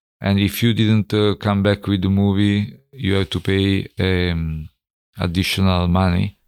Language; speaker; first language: English; non-native, fluent; Italian